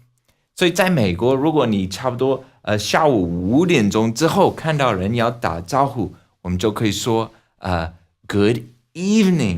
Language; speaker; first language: Chinese; non-native, fluent; English